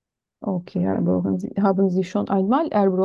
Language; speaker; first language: German; non-native, learner; Turkish